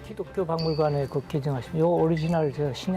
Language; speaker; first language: Korean; native; Korean